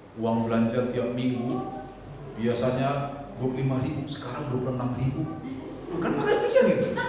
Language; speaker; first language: Indonesian; non-native, local second language; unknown